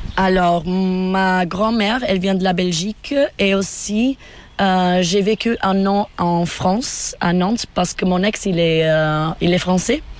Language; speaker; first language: French; non-native, fluent; Portuguese